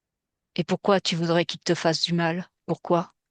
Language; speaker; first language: French; native; French